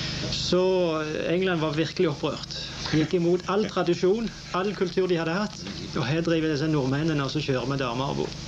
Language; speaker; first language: Norwegian; native; Norwegian